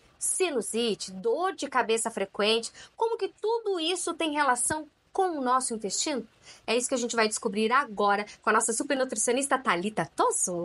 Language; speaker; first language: Portuguese; native; Portuguese